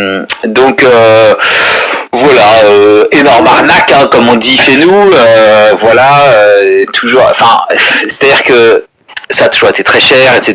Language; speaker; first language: French; native; French